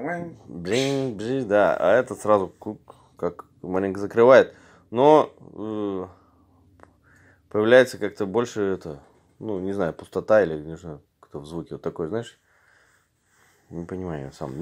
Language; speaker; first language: Russian; native; Russian